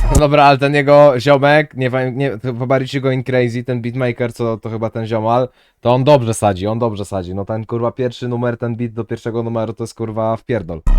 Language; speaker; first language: Polish; native; Polish